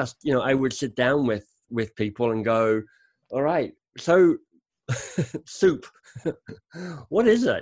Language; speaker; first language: English; native; English